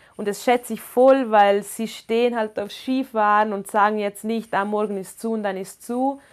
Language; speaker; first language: German; non-native, local second language; Ladin